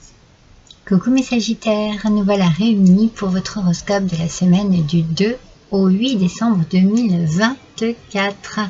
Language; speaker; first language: French; native; French